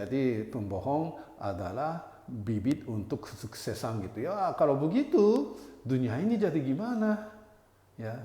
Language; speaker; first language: Indonesian; non-native, fluent; Japanese